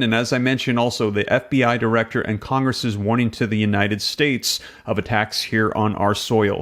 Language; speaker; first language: English; native; English